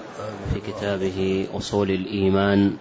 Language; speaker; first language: Arabic; native; Arabic